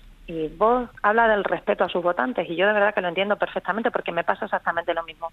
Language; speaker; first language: Spanish; native; Spanish